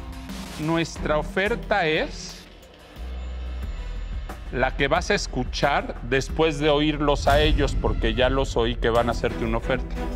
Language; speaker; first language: Spanish; native; Spanish